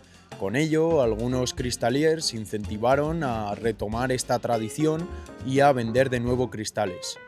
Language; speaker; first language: Spanish; native; Spanish